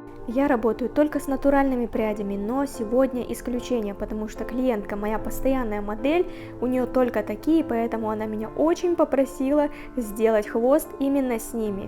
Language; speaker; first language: Russian; native; Russian